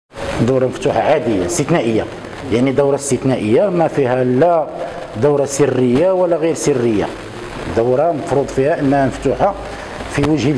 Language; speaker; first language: Arabic; native; Arabic